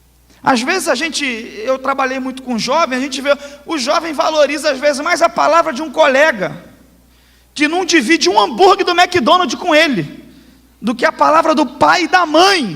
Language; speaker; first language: Portuguese; native; Portuguese